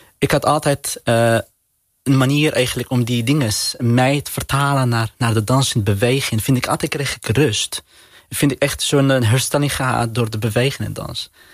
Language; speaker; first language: Dutch; non-native, learner; Arabic